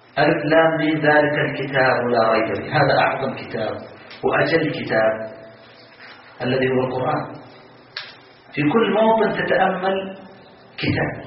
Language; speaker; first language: Arabic; native; Arabic